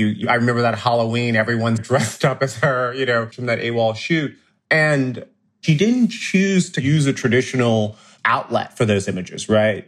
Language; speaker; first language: English; native; English